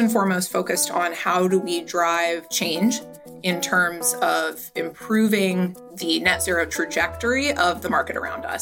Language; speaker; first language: English; native; English